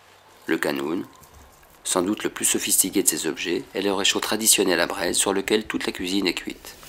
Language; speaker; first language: French; native; French